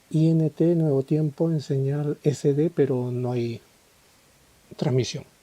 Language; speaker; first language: Spanish; native; Spanish